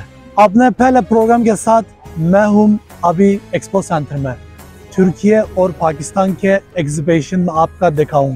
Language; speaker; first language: Hindi; non-native, learner; Turkish